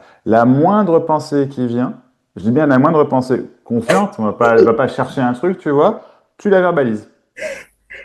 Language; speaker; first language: French; native; French